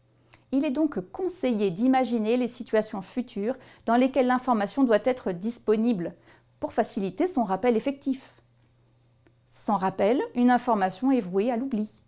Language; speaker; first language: French; native; French